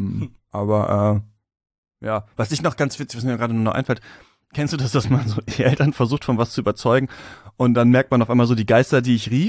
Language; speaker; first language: German; native; German